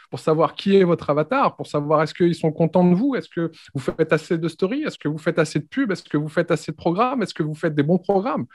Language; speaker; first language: French; native; French